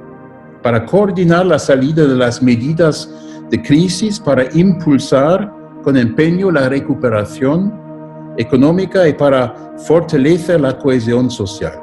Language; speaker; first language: Spanish; non-native, fluent; German